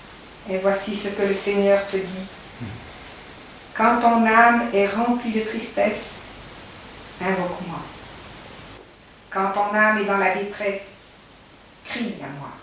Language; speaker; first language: French; native; French